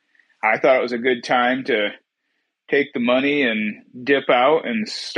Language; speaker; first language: English; native; English